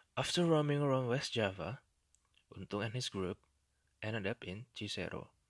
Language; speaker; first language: English; non-native, fluent; Indonesian